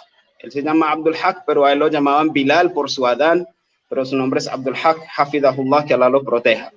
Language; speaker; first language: Spanish; native; Spanish